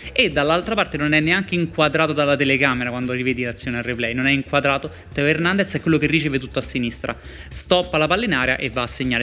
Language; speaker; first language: Italian; native; Italian